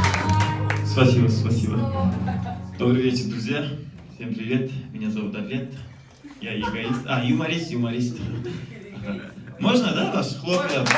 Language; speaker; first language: Russian; non-native, local second language; Kazakh